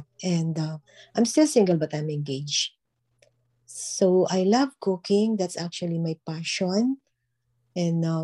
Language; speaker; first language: English; non-native, local second language; Filipino